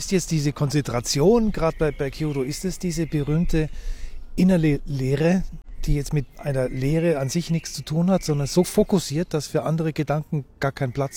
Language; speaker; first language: German; native; German